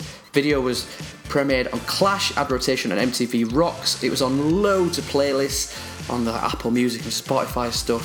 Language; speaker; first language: English; native; English